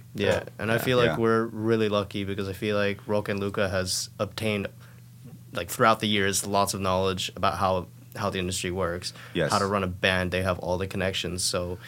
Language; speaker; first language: English; non-native, fluent; Thai